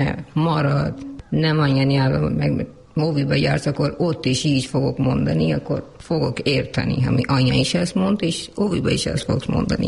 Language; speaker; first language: Hungarian; non-native, learner; Urdu